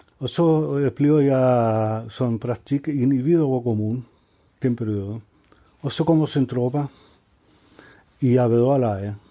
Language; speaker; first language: Danish; non-native, learner; Spanish